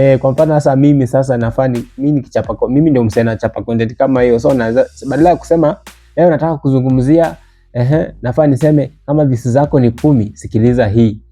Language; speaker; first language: Swahili; non-native, local second language; Luyia